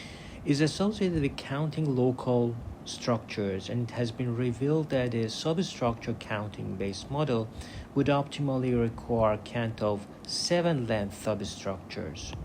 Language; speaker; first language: English; non-native, fluent; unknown